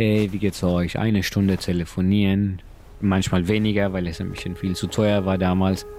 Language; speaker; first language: German; non-native, learner; Persian